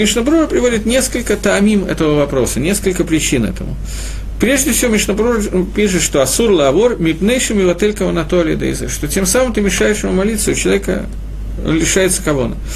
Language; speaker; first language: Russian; native; Russian